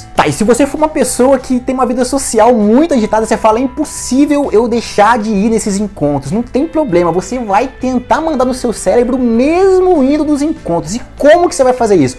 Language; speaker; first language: Portuguese; native; Portuguese